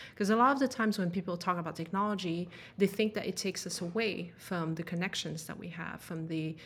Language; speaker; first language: English; non-native, fluent; French